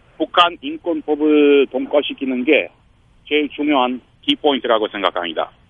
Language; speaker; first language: Korean; non-native, fluent; Romanian